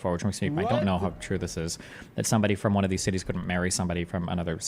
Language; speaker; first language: English; native; English